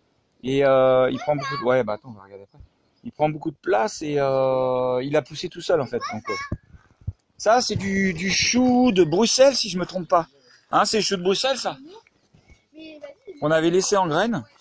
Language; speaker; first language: French; native; French